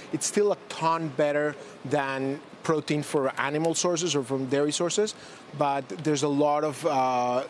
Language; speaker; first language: English; non-native, fluent; Spanish